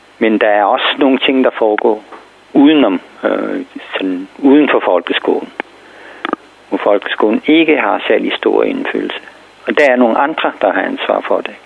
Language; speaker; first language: Danish; non-native, fluent; Urdu